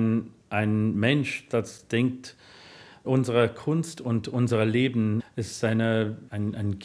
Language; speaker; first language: German; non-native, learner; English